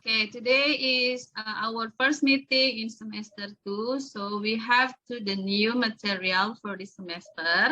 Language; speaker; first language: English; non-native, learner; Indonesian